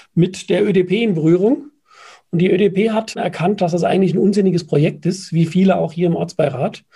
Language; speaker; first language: German; native; German